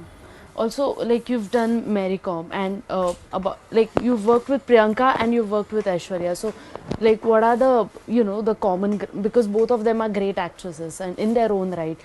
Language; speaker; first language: English; non-native, local second language; Hindi